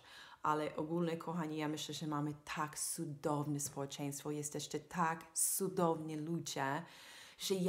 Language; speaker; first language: Polish; non-native, fluent; English